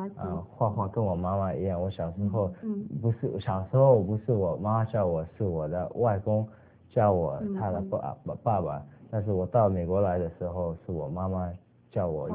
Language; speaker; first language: Chinese; early bilingual, other home language; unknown